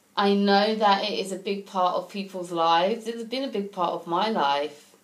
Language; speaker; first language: English; native; English